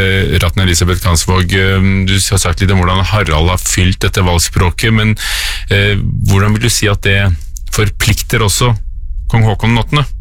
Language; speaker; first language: Norwegian; native; Norwegian